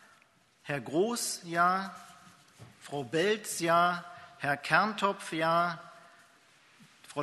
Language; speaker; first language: German; native; German